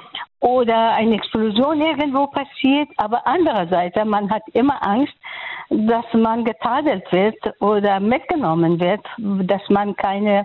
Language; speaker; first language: German; non-native, fluent; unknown